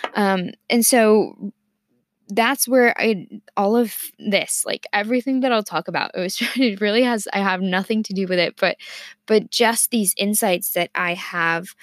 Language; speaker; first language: English; non-native, fluent; Spanish